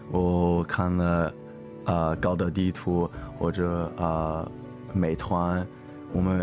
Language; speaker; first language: Chinese; early bilingual, heritage; English